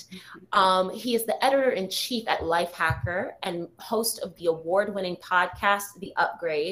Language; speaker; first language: English; native; English